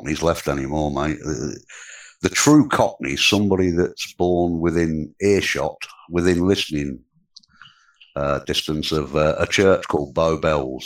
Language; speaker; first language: English; native; English